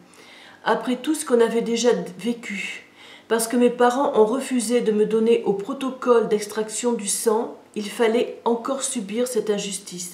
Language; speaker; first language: French; native; French